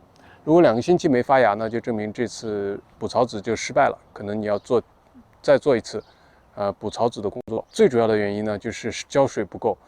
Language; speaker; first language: Chinese; native; Chinese